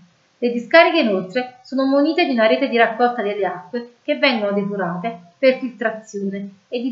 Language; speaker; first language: Italian; native; Italian